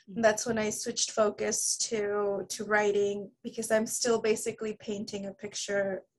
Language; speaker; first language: English; early bilingual, other home language; Spanish